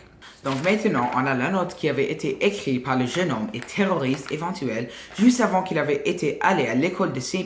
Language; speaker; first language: French; non-native, local second language; English